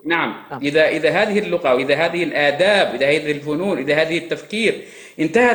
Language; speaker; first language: Arabic; non-native, local second language; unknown